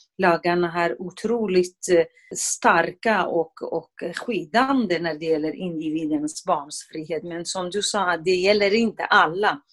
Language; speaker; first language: Swedish; non-native, fluent; Kurdish